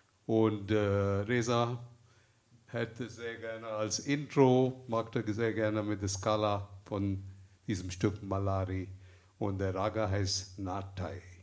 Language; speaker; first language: German; non-native, fluent; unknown